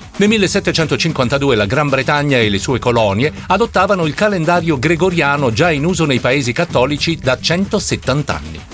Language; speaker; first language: Italian; native; Italian